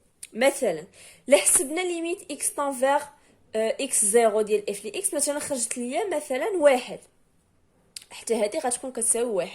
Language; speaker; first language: Arabic; native; Arabic